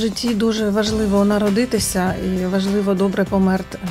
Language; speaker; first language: Ukrainian; non-native, local second language; Russian